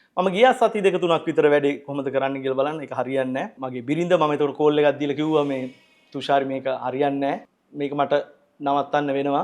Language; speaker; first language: Sinhala; native; Sinhala